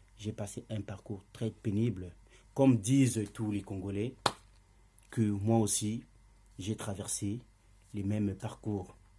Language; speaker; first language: French; non-native, local second language; Lingala